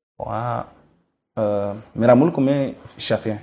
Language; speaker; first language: Urdu; non-native, learner; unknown